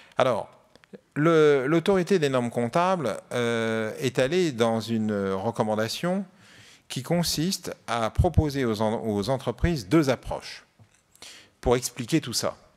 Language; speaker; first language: French; native; French